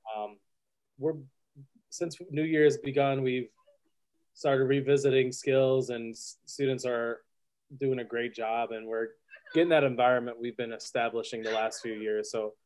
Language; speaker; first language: English; native; English